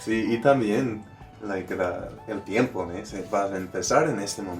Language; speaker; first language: Spanish; non-native, learner; English